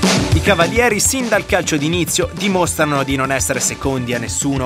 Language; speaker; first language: Italian; native; Italian